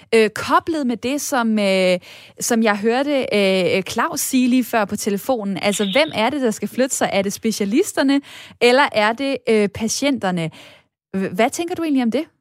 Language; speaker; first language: Danish; native; Danish